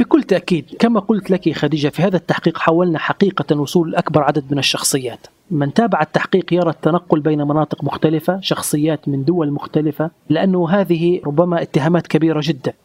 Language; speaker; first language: Arabic; native; Arabic